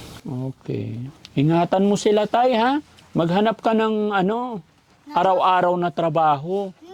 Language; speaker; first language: Filipino; native; Filipino